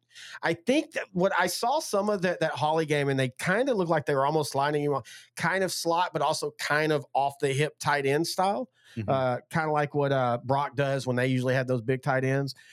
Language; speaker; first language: English; native; English